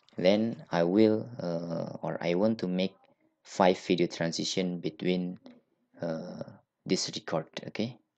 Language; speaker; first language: English; non-native, learner; Indonesian